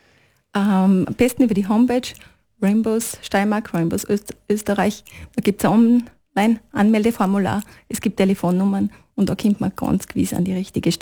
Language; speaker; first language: German; native; German